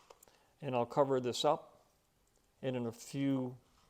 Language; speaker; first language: English; native; English